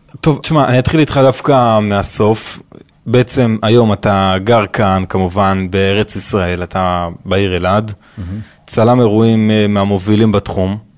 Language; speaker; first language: Hebrew; native; Hebrew